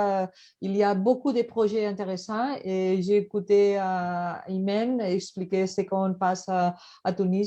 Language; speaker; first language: French; non-native, learner; Catalan